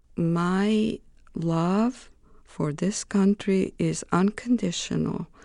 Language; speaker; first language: English; non-native, fluent; Romanian